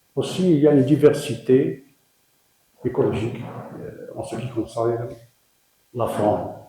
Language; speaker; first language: French; non-native, local second language; Arabic